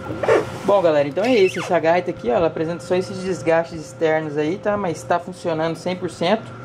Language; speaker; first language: Portuguese; native; Portuguese